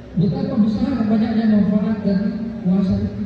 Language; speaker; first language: Indonesian; non-native, local second language; Buginese